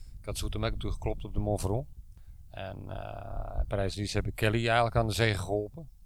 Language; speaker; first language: Dutch; native; Dutch